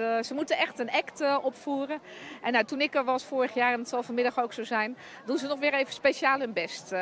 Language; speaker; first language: Dutch; native; Dutch